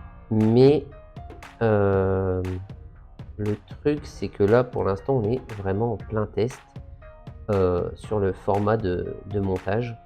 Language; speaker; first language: French; native; French